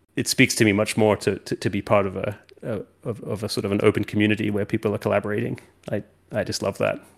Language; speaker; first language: English; native; English